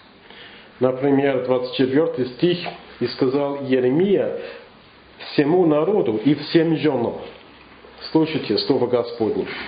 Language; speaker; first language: Russian; non-native, learner; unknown